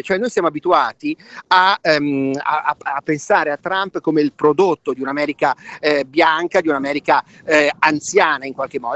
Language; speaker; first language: Italian; native; Italian